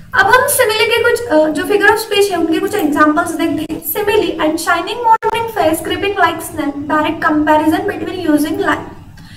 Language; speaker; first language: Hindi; non-native, local second language; Marathi